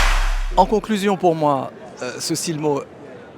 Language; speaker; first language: French; native; French